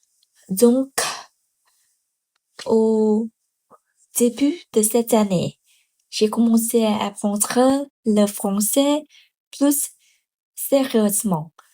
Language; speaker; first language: French; non-native, learner; Vietnamese